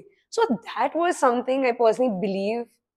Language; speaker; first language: English; non-native, local second language; Hindi